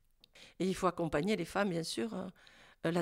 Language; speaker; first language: French; native; French